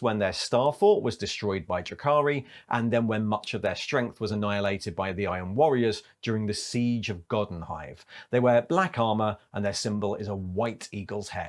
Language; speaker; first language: English; native; English